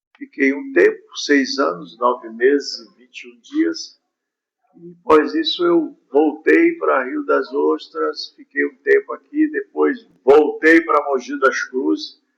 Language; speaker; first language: Portuguese; native; Portuguese